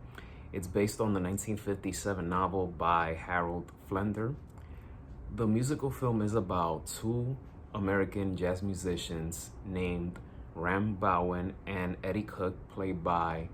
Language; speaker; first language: English; native; English